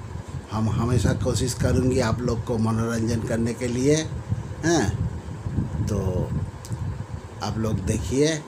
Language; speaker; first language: Hindi; non-native, local second language; Bangla